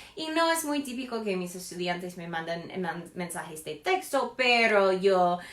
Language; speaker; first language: Spanish; non-native, fluent; English